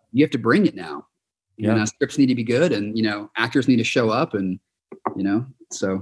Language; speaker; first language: English; native; English